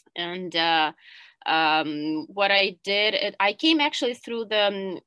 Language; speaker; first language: English; non-native, fluent; Ukrainian